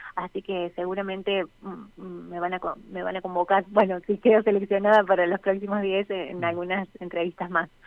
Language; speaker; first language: Spanish; native; Spanish